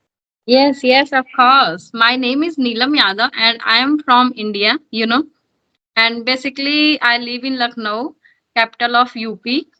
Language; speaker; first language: English; non-native, learner; Hindi